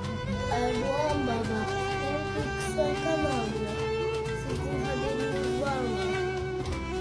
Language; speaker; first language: Turkish; early bilingual, other home language; Uyghur